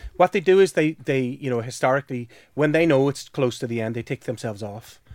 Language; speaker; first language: English; native; English